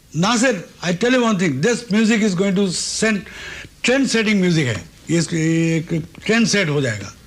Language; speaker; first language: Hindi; non-native, local second language; Bangla